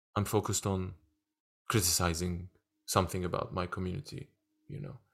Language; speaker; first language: English; non-native, fluent; Turkish